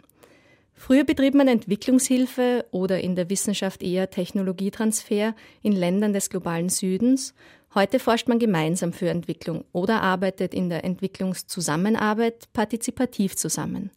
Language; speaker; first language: German; native; German